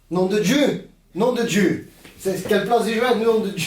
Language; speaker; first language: French; native; French